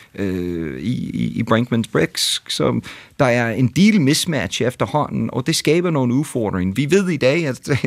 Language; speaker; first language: Danish; non-native, fluent; English